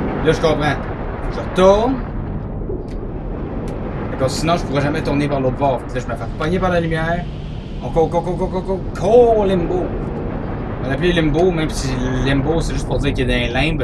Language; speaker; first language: French; native; French